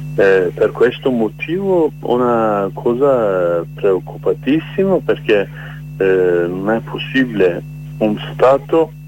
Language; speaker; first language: Italian; non-native, learner; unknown